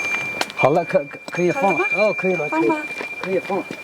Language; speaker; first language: Chinese; native; Chinese